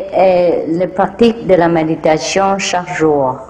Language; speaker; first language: French; non-native, fluent; Vietnamese